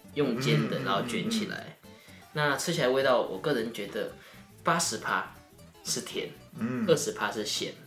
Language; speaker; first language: Chinese; native; Chinese